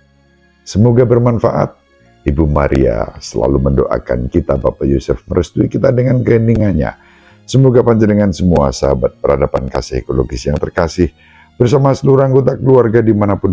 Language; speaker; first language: Indonesian; native; Indonesian